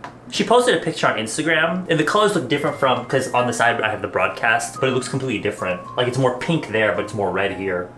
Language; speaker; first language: English; native; English